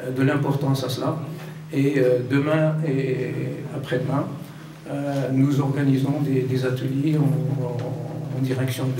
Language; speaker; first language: French; non-native, local second language; Arabic